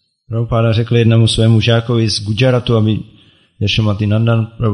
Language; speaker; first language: Czech; native; Czech